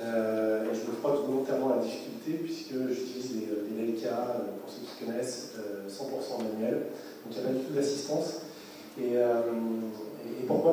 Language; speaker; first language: French; native; French